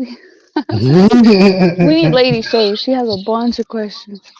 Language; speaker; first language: English; native; English